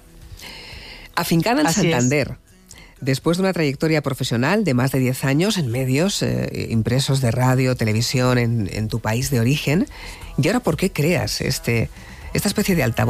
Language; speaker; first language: Spanish; native; Spanish